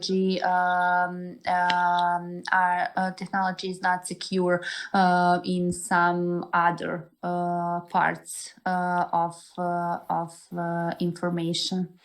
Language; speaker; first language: English; non-native, learner; Serbian